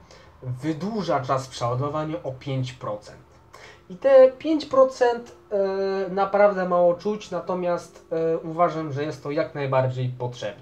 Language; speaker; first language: Polish; native; Polish